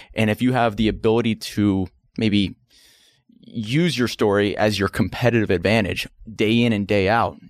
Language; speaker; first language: English; native; English